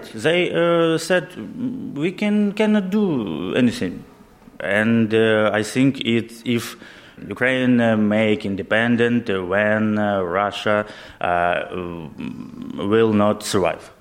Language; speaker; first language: English; non-native, learner; Ukrainian